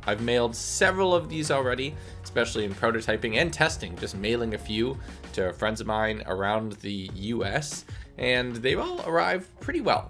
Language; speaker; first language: English; native; English